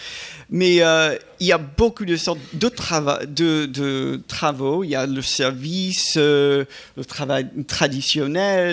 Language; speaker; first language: French; non-native, fluent; English